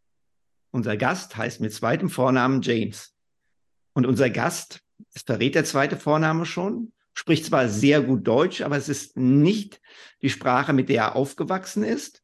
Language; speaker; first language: German; native; German